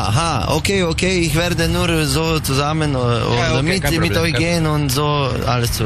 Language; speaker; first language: German; non-native, learner; Slovenian